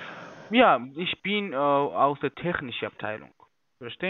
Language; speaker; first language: German; non-native, fluent; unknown